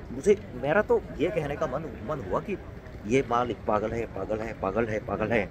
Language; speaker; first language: Hindi; non-native, fluent; Korean